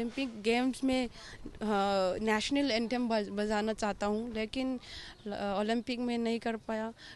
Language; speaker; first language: Hindi; non-native, local second language; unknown